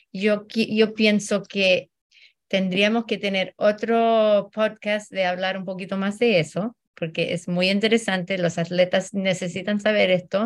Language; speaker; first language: Spanish; early bilingual, heritage; Spanish